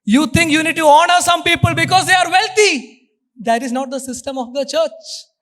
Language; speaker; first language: English; non-native, local second language; Malayalam